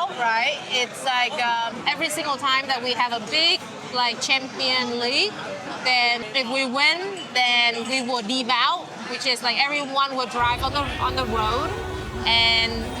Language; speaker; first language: English; non-native, fluent; Vietnamese